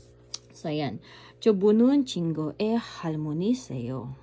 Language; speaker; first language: Korean; non-native, fluent; Filipino